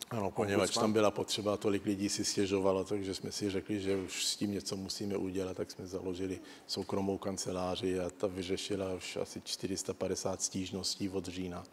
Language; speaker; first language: Czech; early bilingual, heritage; Czech